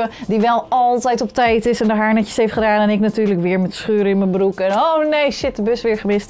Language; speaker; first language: Dutch; native; Dutch